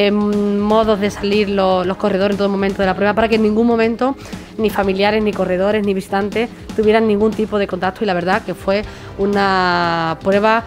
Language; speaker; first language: Spanish; native; Spanish